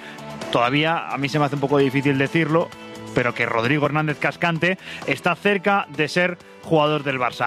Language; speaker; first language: Spanish; native; Spanish